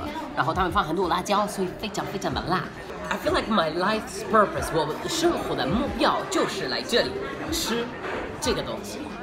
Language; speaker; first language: Chinese; non-native, fluent; English